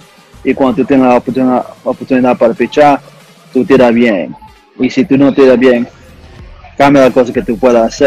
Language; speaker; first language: Spanish; early bilingual, heritage; English